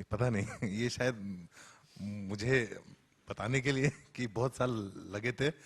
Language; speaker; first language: Hindi; native; Hindi